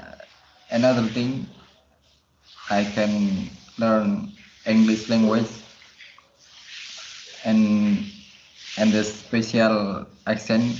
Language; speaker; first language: English; non-native, learner; Indonesian